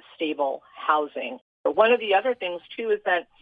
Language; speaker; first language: English; native; English